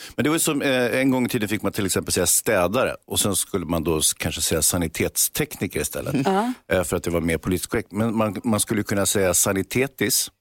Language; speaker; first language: Swedish; native; Swedish